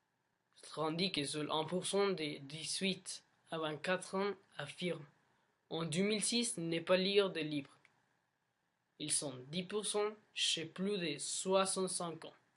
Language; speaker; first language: French; non-native, learner; Spanish